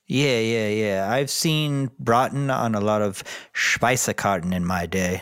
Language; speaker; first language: English; native; English